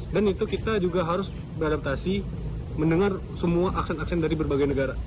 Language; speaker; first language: Indonesian; native; Indonesian